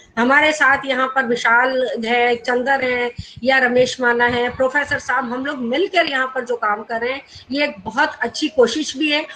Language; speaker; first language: Urdu; non-native, local second language; Gujarati